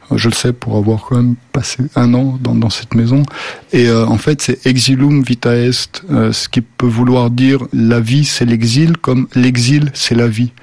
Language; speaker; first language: French; early bilingual, other home language; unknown